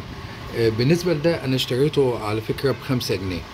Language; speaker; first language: Arabic; native; Arabic